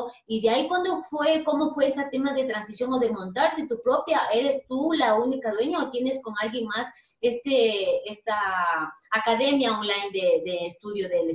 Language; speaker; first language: Spanish; native; Spanish